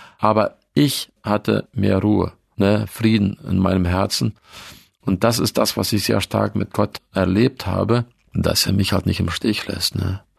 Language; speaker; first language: German; early bilingual, other home language; Russian